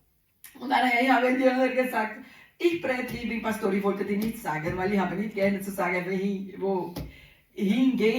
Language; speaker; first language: German; non-native, learner; Portuguese